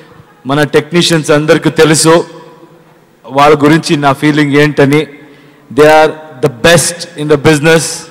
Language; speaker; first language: Telugu; non-native, learner; Kannada